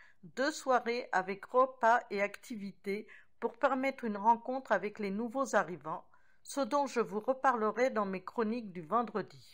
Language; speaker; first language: French; native; French